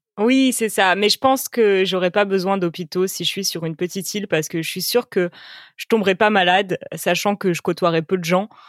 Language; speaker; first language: French; native; French